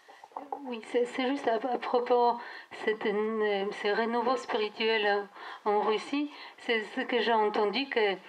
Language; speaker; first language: French; non-native, fluent; Polish